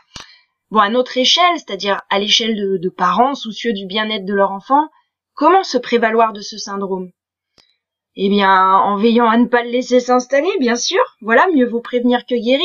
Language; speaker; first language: French; native; French